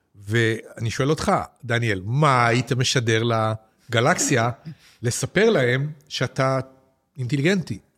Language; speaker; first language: Hebrew; native; Hebrew